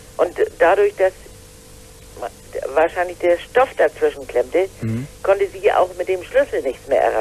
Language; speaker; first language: German; native; German